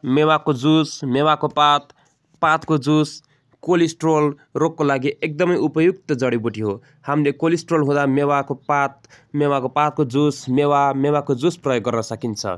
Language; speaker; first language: Nepali; native; Nepali